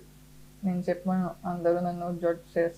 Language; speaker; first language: Telugu; non-native, local second language; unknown